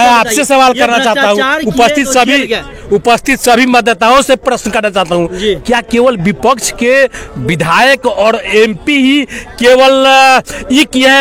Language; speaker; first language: Hindi; native; Hindi